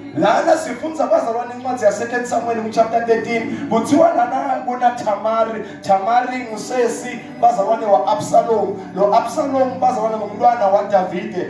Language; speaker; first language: Zulu; non-native, local second language; Swati